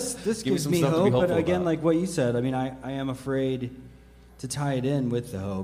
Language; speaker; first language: English; native; English